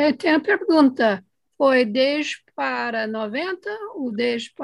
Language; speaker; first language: Portuguese; non-native, fluent; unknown